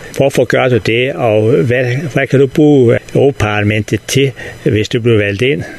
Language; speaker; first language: Danish; native; Danish